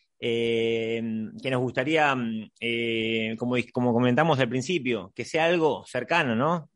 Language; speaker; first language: Spanish; native; Spanish